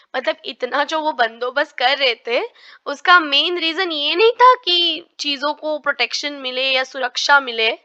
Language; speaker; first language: Hindi; non-native, local second language; Marathi